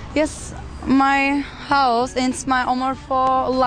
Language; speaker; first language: English; non-native, learner; Turkish